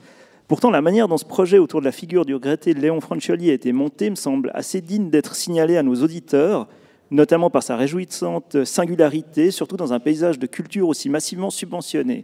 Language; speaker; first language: French; native; French